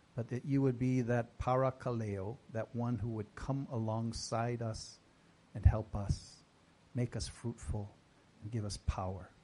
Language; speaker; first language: English; native; English